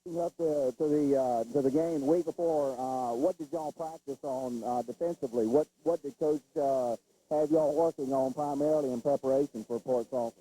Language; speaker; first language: English; native; English